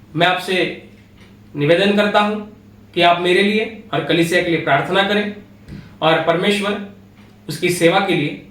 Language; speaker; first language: Hindi; non-native, local second language; Marathi